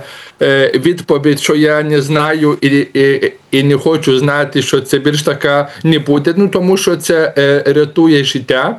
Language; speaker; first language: Ukrainian; non-native, learner; Lithuanian